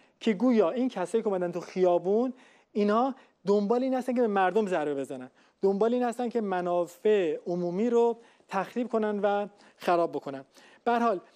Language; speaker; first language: Persian; native; Persian